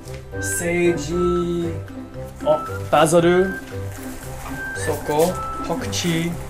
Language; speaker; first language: Japanese; non-native, learner; English